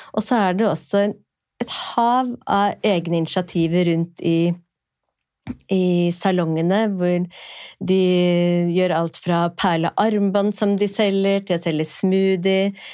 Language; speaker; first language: Norwegian; native; Norwegian